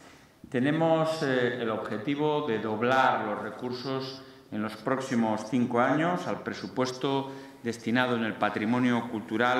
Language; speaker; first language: Spanish; native; Spanish